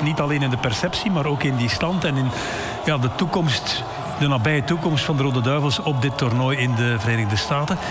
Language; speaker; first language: Dutch; native; Dutch